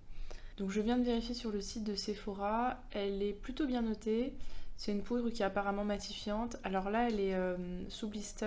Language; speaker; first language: French; native; French